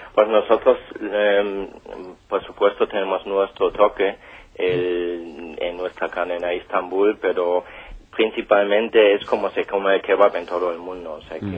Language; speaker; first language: Spanish; non-native, fluent; German